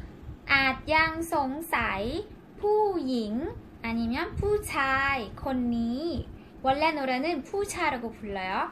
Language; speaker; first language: Korean; non-native, learner; Thai